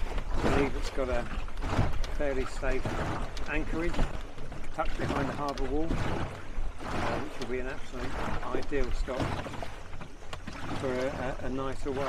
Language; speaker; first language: English; native; English